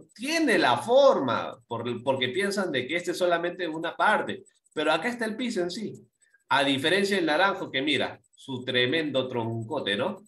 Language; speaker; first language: Spanish; native; Spanish